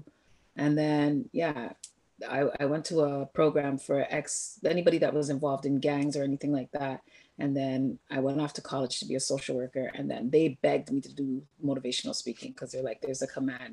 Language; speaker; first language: English; native; English